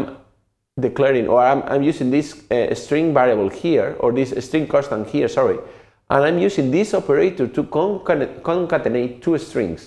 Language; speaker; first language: English; non-native, fluent; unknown